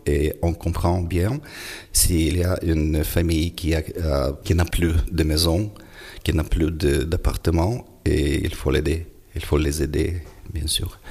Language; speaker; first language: French; non-native, fluent; Ukrainian